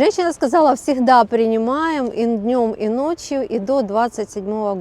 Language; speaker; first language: Russian; native; Russian